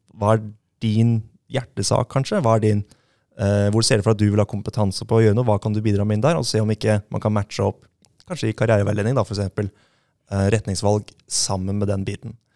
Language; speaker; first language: Norwegian; native; Norwegian